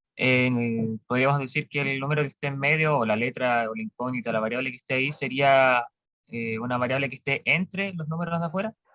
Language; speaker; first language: Spanish; native; Spanish